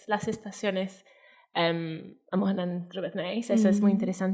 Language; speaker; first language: Spanish; non-native, fluent; Welsh